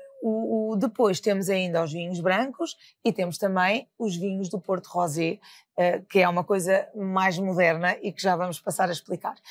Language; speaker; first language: Portuguese; native; Portuguese